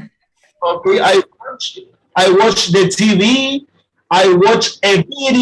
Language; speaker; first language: English; non-native, fluent; Spanish